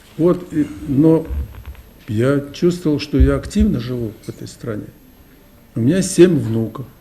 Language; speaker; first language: Russian; native; Russian